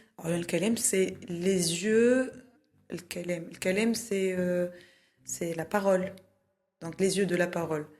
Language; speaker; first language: French; non-native, local second language; Arabic